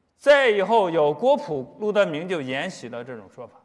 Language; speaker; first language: Chinese; native; Chinese